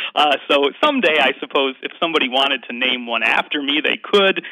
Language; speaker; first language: English; native; English